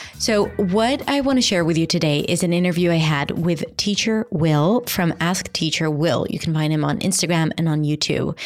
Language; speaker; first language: English; non-native, fluent; Hebrew